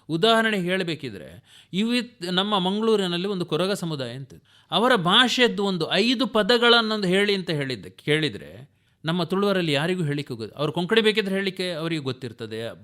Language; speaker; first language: Kannada; non-native, local second language; Tulu